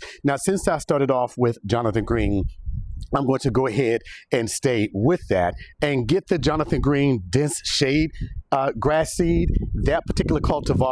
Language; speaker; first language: English; native; English